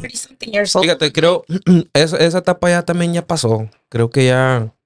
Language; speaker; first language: Spanish; native; Spanish